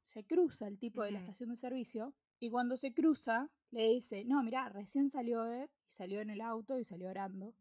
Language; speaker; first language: Spanish; native; Spanish